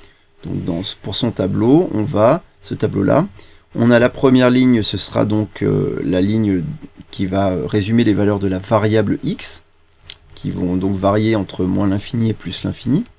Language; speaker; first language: French; native; French